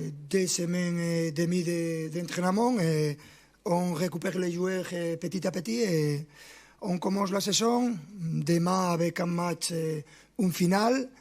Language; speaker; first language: French; non-native, fluent; Spanish